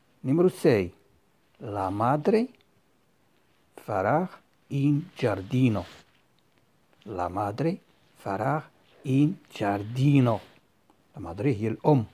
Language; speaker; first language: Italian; non-native, fluent; Arabic